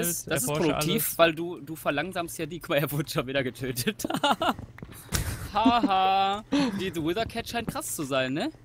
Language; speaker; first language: German; native; German